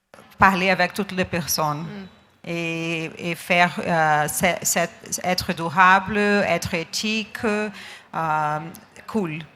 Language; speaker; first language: French; non-native, learner; Portuguese